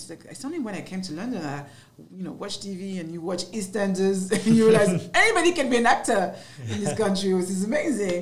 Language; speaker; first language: English; non-native, fluent; French